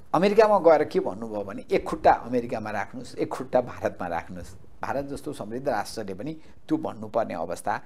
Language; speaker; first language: Nepali; native; Nepali